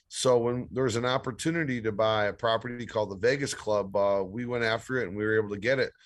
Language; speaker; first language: English; native; English